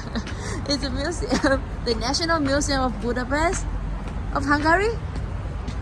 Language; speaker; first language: English; non-native, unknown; Thai